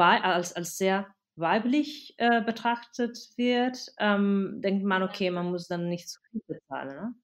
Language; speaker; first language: German; non-native, fluent; Spanish